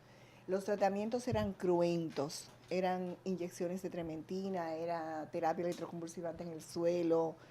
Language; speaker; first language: Spanish; native; Spanish